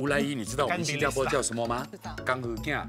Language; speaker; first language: Chinese; native; Chinese